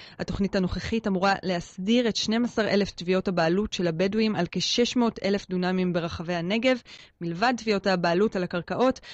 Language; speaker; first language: Hebrew; native; Hebrew